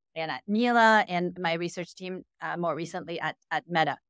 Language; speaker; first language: English; native; English